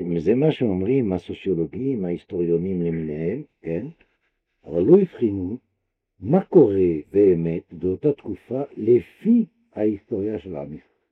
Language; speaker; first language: Hebrew; non-native, fluent; French